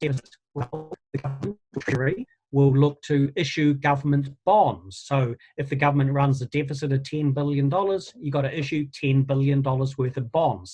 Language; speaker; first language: English; native; English